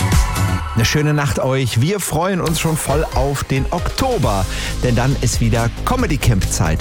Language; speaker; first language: German; native; German